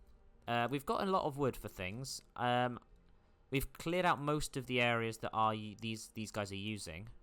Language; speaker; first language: English; native; English